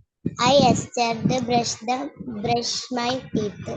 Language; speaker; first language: English; non-native, learner; Malayalam